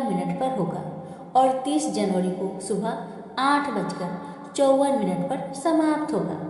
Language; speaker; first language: Hindi; native; Hindi